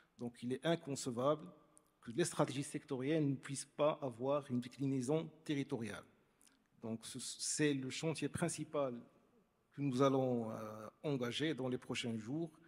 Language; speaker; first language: French; non-native, local second language; Arabic